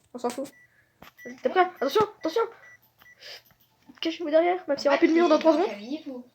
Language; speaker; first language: French; native; French